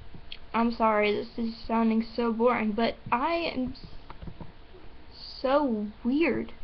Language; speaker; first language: English; native; English